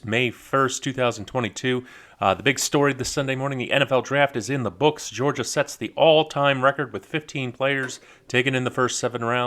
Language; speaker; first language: English; native; English